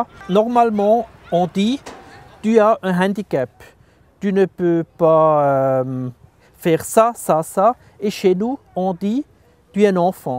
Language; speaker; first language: French; non-native, fluent; German